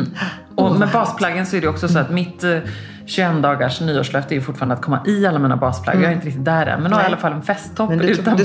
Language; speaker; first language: Swedish; native; Swedish